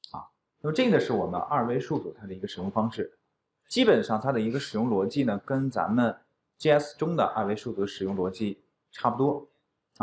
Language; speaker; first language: Chinese; native; Chinese